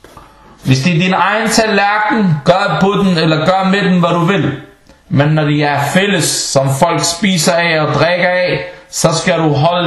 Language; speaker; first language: Danish; non-native, fluent; Arabic